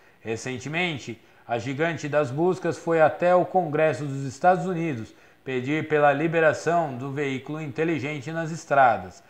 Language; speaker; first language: Portuguese; native; Portuguese